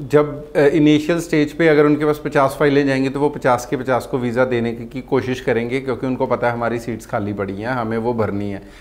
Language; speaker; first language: Hindi; non-native, local second language; Punjabi